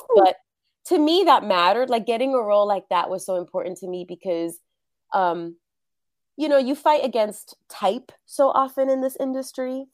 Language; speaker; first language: English; early bilingual, other home language; Spanish